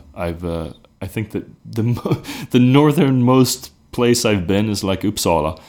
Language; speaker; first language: English; non-native, fluent; Swedish